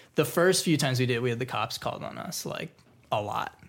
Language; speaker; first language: English; native; English